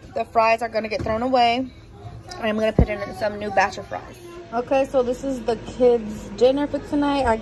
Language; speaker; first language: English; early bilingual, other home language; Spanish